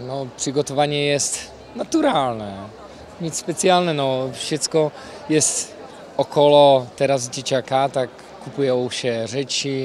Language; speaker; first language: Polish; non-native, fluent; Czech